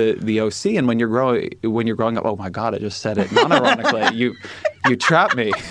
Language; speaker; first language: English; native; English